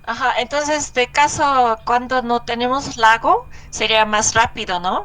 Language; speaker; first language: Spanish; non-native, learner; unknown